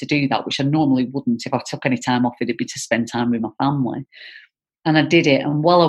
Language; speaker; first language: English; native; English